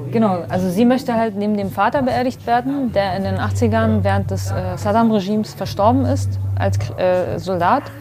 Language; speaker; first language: German; early bilingual, other home language; Kurdish